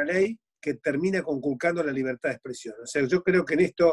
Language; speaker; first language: Spanish; native; Spanish